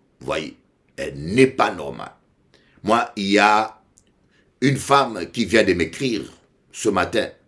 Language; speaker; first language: French; non-native, local second language; Lingala